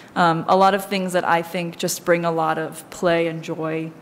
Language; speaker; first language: English; native; English